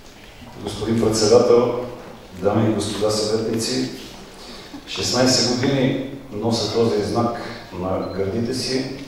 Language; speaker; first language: Bulgarian; native; Bulgarian